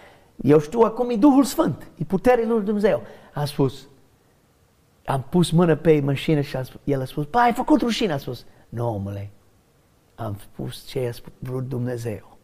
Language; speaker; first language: Romanian; non-native, learner; English